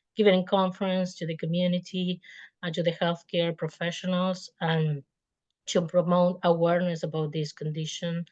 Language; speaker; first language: English; non-native, fluent; Spanish